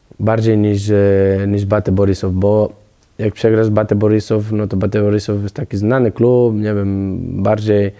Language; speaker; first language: Polish; non-native, learner; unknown